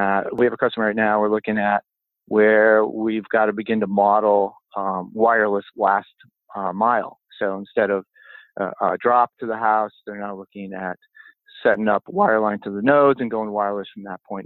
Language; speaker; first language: English; native; English